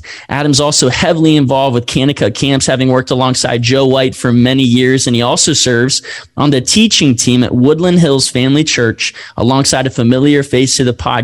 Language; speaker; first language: English; native; English